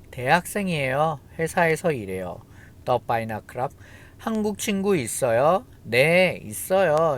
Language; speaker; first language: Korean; non-native, fluent; Thai